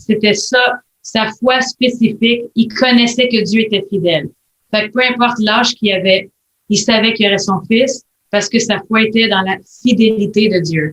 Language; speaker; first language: French; native; French